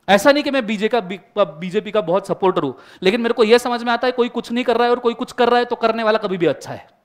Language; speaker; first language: Hindi; non-native, local second language; Marathi